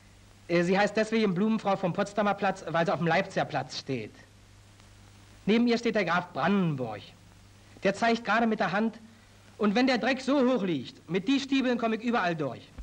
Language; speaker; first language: German; native; German